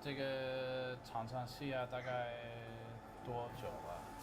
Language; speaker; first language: Chinese; non-native, learner; English